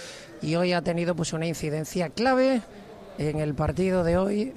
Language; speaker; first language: Spanish; native; Spanish